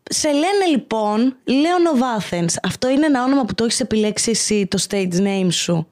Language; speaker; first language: Greek; native; Greek